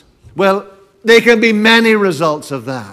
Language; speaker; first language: English; native; English